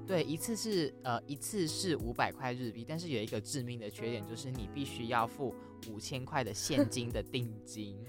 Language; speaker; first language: Chinese; native; Chinese